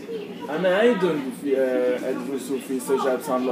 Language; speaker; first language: Arabic; non-native, learner; Spanish